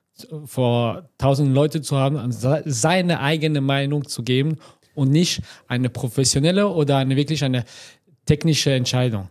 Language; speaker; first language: German; non-native, fluent; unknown